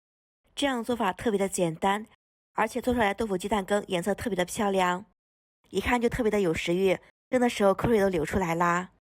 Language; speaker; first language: Chinese; native; Chinese